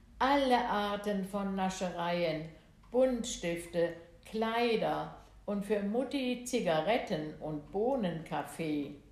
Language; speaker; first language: German; native; German